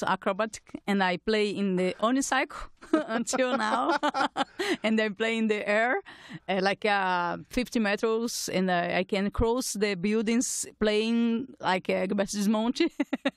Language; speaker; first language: English; non-native, learner; Portuguese